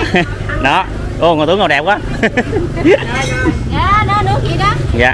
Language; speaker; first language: Vietnamese; native; Vietnamese